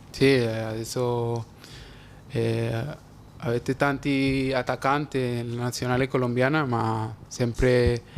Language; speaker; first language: Italian; non-native, fluent; Spanish